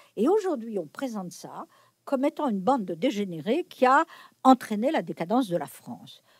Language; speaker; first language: French; native; French